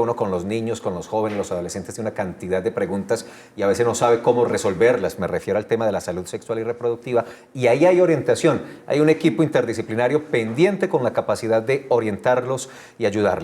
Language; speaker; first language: Spanish; native; Spanish